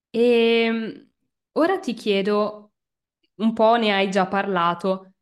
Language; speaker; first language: Italian; native; Italian